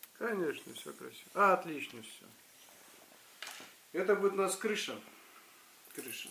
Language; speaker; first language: Russian; native; Russian